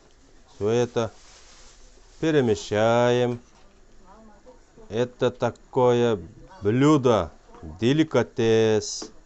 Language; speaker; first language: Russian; non-native, local second language; Kyrgyz